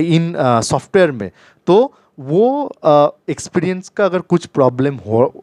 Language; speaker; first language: Hindi; non-native, local second language; Bangla